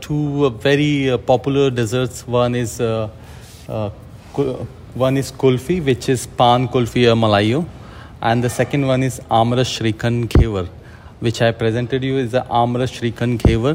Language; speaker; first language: English; non-native, local second language; Hindi